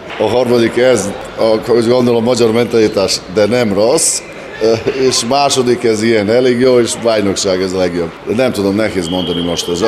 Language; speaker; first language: Hungarian; non-native, local second language; Serbian